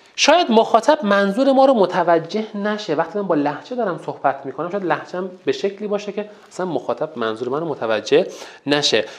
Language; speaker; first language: Persian; non-native, local second language; Azerbaijani